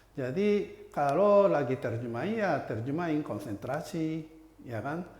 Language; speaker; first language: Indonesian; non-native, fluent; Japanese